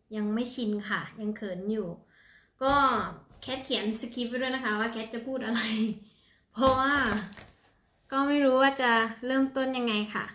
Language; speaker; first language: Thai; non-native, local second language; Northeastern Thai